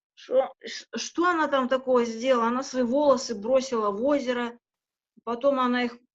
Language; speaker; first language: Russian; non-native, local second language; Kazakh